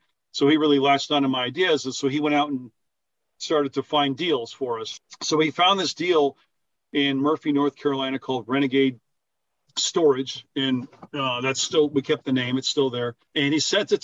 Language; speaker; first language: English; native; English